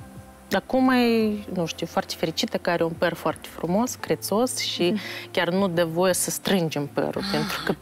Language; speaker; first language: Romanian; non-native, local second language; Russian